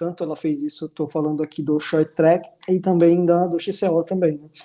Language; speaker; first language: Portuguese; native; Portuguese